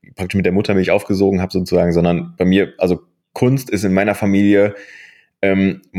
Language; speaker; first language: German; native; German